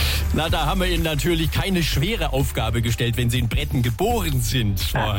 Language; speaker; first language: German; native; German